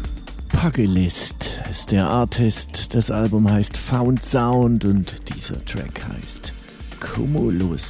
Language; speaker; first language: German; native; German